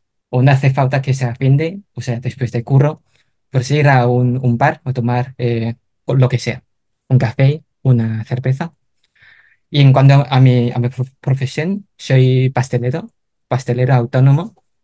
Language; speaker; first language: Spanish; non-native, fluent; Cantonese